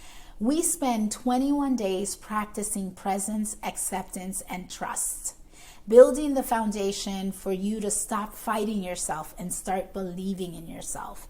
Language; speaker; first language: English; native; English